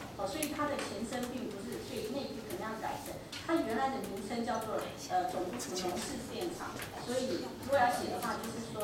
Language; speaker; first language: Chinese; native; Chinese